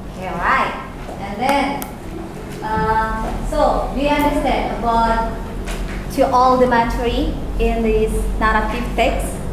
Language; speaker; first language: English; non-native, learner; Indonesian